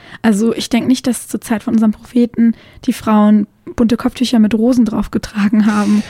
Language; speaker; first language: German; native; German